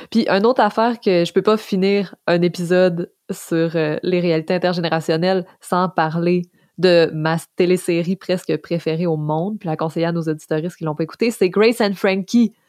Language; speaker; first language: French; native; French